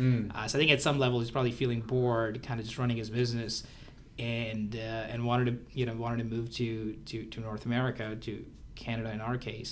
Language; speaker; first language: English; non-native, local second language; Hindi